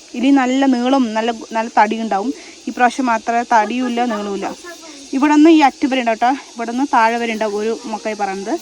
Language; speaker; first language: Malayalam; native; Malayalam